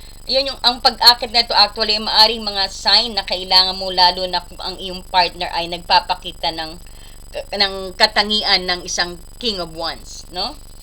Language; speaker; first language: Filipino; native; Filipino